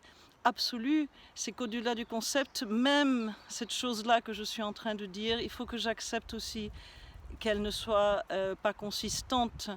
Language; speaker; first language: French; native; French